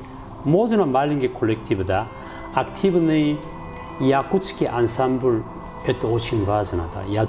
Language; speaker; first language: Russian; non-native, learner; Korean